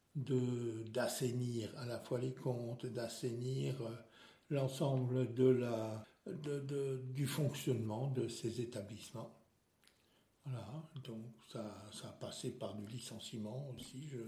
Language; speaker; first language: French; non-native, local second language; Swiss German